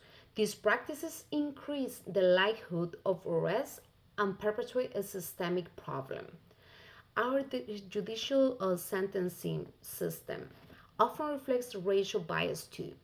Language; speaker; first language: English; non-native, fluent; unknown